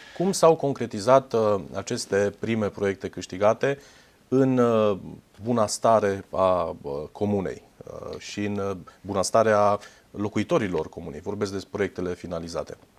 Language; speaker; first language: Romanian; native; Romanian